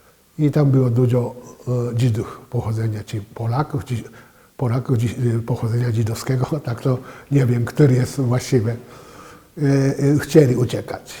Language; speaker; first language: Polish; non-native, fluent; Japanese